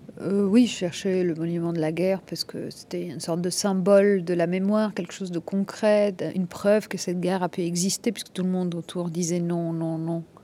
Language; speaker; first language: French; non-native, local second language; Arabic